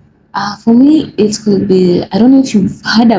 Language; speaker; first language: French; non-native, learner; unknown